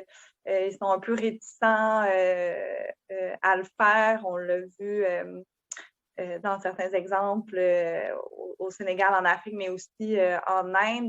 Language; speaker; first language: French; native; French